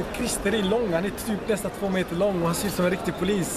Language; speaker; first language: Swedish; early bilingual, other home language; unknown